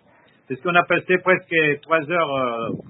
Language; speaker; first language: French; non-native, learner; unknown